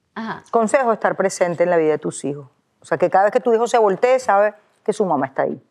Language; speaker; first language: Spanish; native; Spanish